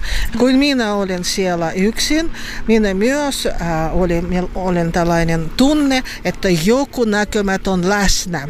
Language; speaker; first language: Finnish; non-native, learner; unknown